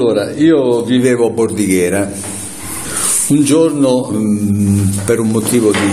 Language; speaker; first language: Italian; native; Italian